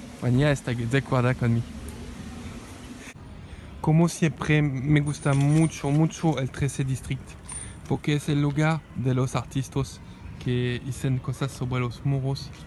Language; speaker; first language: Spanish; non-native, fluent; French